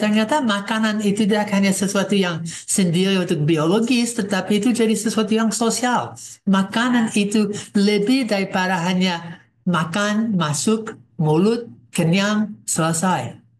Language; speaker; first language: Indonesian; non-native, fluent; English